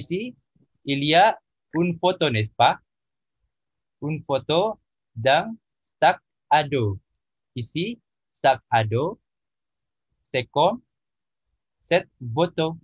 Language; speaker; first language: French; non-native, learner; Indonesian